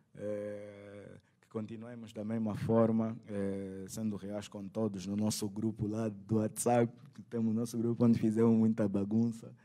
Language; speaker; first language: Portuguese; native; Portuguese